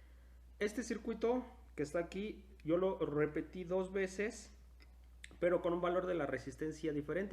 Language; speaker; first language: Spanish; native; Spanish